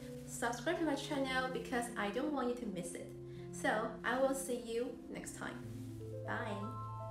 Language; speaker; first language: English; non-native, fluent; Chinese